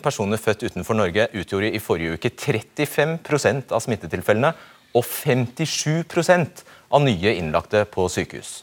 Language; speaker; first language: Norwegian; native; Norwegian